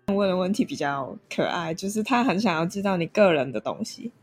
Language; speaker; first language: Chinese; non-native, local second language; Cantonese